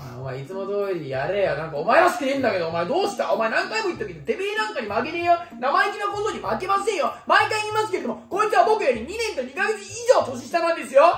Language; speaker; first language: Japanese; early bilingual, other home language; Turkish